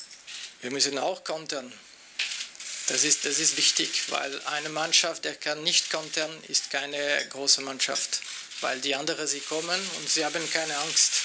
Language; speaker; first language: German; non-native, local second language; French